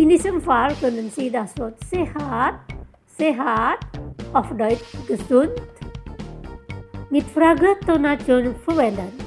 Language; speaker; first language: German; non-native, fluent; Indonesian